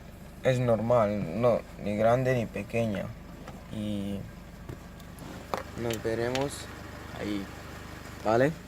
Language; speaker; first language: Spanish; non-native, local second language; Catalan